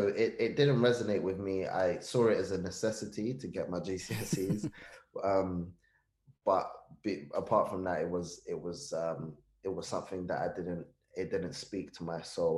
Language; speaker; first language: English; early bilingual, other home language; Hausa